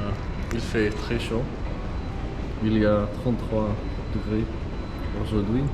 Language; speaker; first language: French; non-native, learner; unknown